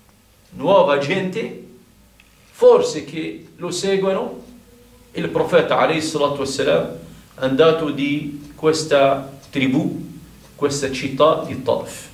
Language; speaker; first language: Italian; non-native, fluent; Arabic